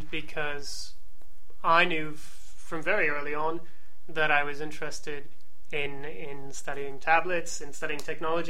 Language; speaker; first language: English; native; English